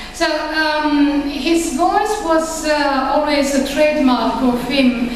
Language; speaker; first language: English; non-native, fluent; Romanian